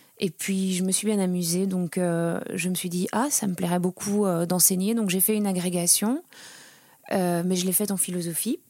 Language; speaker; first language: French; native; French